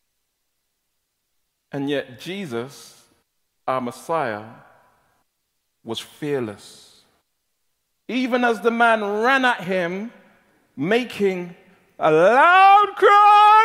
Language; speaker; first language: English; native; English